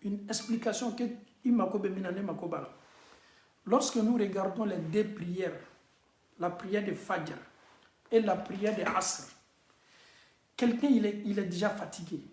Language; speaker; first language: French; non-native, local second language; Bambara